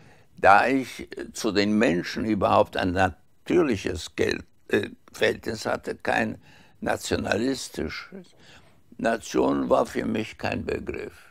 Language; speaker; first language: German; early bilingual, heritage; German